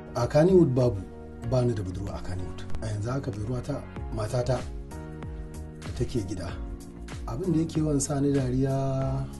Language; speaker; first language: Hausa; native; Hausa